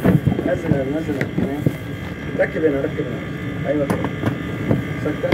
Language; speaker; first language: Arabic; non-native, learner; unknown